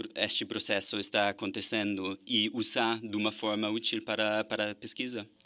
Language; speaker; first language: Portuguese; non-native, fluent; German